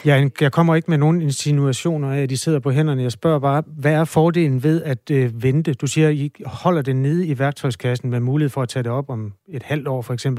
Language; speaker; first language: Danish; native; Danish